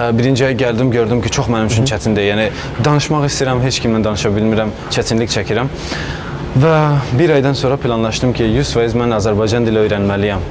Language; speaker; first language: Azerbaijani; non-native, fluent; Persian